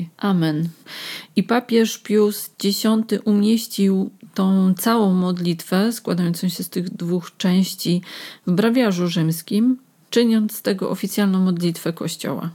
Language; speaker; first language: Polish; native; Polish